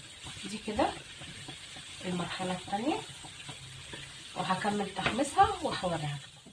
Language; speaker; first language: Arabic; native; Arabic